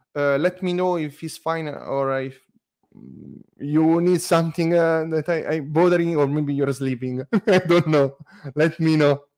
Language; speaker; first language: English; non-native, learner; Italian